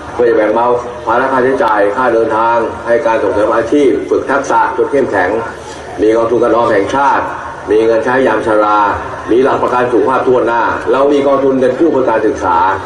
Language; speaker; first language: Thai; native; Thai